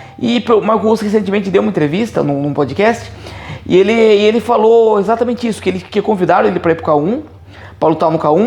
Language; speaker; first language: Portuguese; native; Portuguese